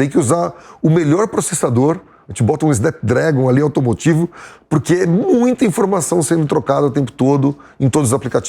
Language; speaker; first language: Portuguese; native; Portuguese